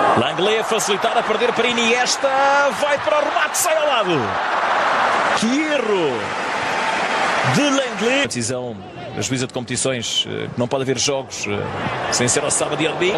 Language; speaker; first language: Portuguese; native; Portuguese